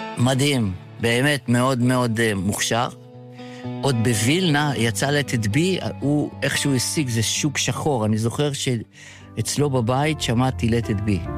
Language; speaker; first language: Hebrew; early bilingual, other home language; Yiddish